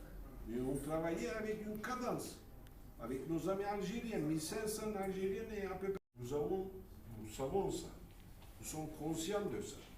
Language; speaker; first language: French; non-native, fluent; Turkish